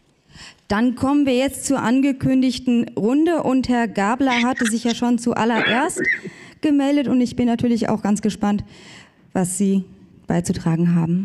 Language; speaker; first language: German; native; German